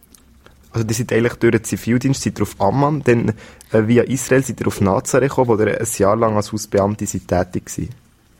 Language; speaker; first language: German; native; German